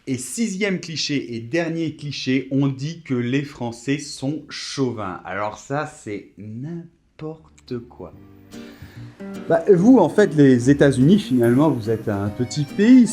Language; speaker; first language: French; native; French